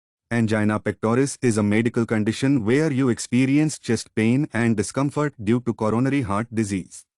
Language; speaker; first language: English; non-native, local second language; Telugu